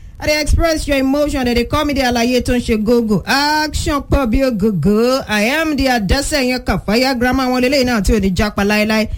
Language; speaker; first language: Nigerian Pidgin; non-native, local second language; Yoruba